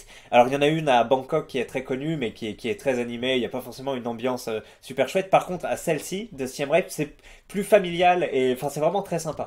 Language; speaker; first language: French; native; French